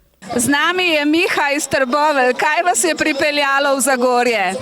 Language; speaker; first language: Slovenian; native; Slovenian